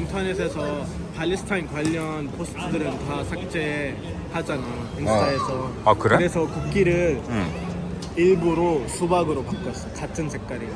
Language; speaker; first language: Korean; non-native, fluent; Arabic